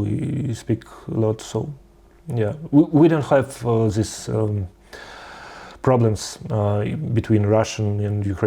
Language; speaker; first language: English; non-native, learner; Russian